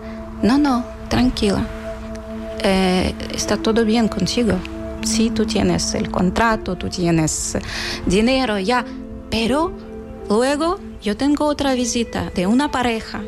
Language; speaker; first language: Spanish; non-native, fluent; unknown